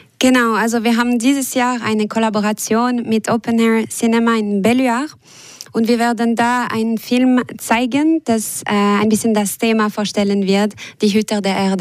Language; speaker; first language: German; non-native, local second language; French